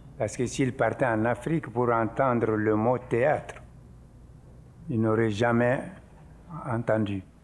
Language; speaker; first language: French; non-native, local second language; Bambara